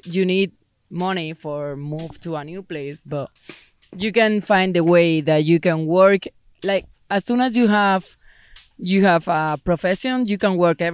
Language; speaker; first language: English; non-native, fluent; Spanish